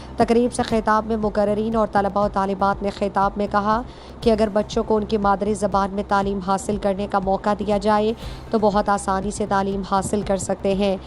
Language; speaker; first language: Urdu; non-native, local second language; Baluchi